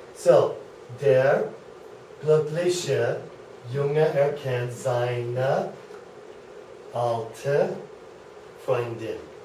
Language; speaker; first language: German; non-native, fluent; English